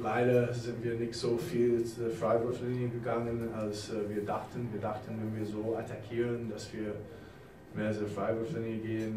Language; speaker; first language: German; non-native, fluent; English